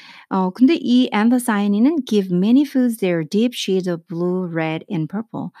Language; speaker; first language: English; non-native, fluent; Korean